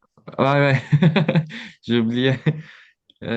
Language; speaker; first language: French; non-native, learner; Azerbaijani